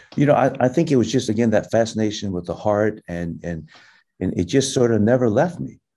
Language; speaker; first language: English; early bilingual, other home language; Min Nan Chinese